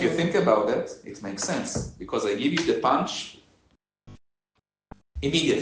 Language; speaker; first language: English; non-native, learner; Hebrew